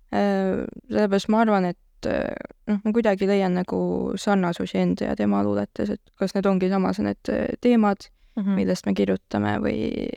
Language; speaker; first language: Estonian; native; Estonian